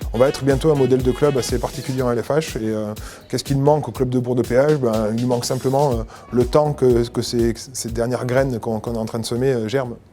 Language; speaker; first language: French; native; French